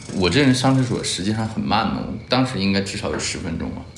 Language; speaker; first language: Chinese; native; Chinese